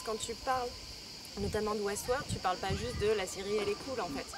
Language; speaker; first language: French; native; French